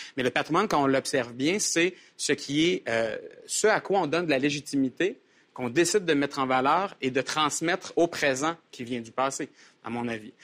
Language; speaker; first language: French; native; French